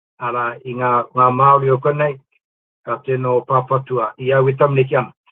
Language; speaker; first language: Māori; non-native, local second language; English